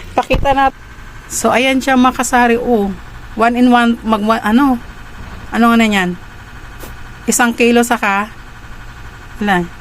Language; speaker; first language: Filipino; non-native, local second language; Cebuano